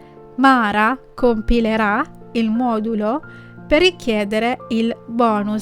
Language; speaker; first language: Italian; non-native, fluent; Sinhala